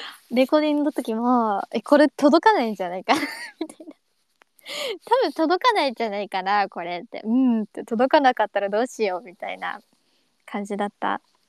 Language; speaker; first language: Japanese; early bilingual, other home language; English